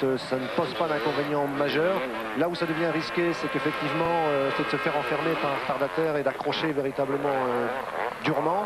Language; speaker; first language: French; native; French